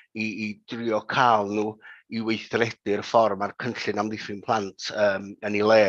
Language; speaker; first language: Welsh; native; Welsh